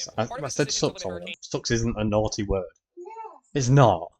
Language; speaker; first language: English; native; English